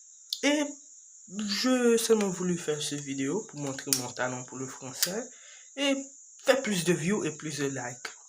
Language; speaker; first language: French; non-native, learner; English